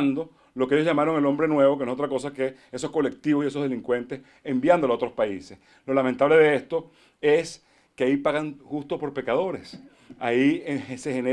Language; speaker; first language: Spanish; native; Spanish